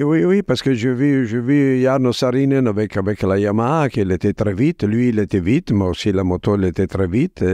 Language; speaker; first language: French; non-native, fluent; Italian